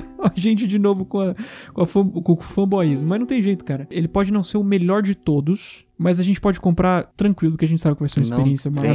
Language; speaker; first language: Portuguese; native; Portuguese